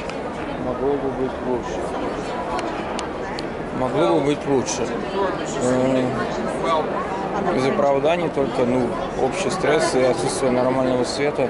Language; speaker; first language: Russian; native; Russian